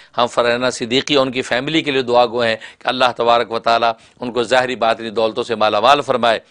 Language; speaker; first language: Urdu; non-native, local second language; Punjabi